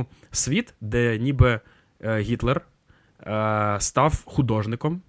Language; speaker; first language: Ukrainian; native; Ukrainian